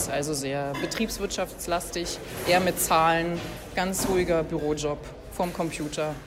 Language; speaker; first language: German; native; German